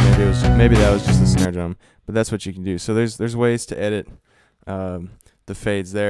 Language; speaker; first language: English; native; English